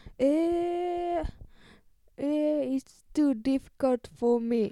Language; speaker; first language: English; non-native, learner; Japanese